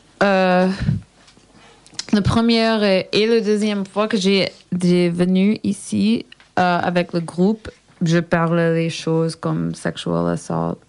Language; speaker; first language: French; non-native, learner; English